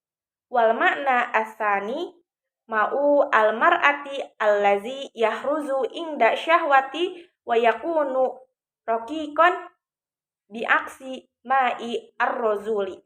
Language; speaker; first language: Arabic; non-native, learner; Indonesian